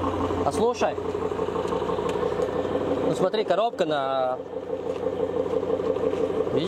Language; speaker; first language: Russian; non-native, local second language; Latvian